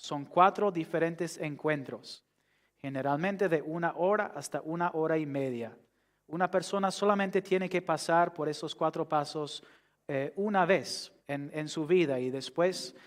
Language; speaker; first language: Spanish; non-native, fluent; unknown